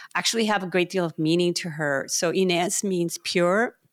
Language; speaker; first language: English; non-native, fluent; Spanish